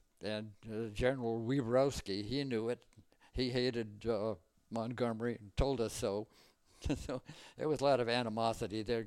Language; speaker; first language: English; native; English